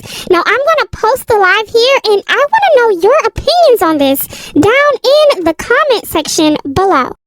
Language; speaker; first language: English; native; English